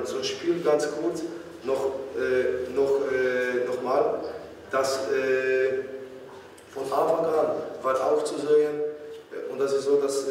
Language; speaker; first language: German; non-native, fluent; Polish